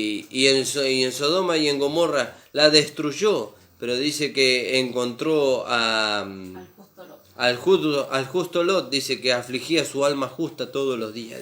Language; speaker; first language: Spanish; native; Spanish